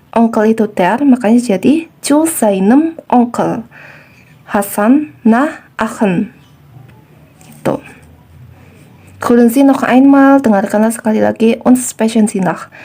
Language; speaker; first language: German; non-native, fluent; Indonesian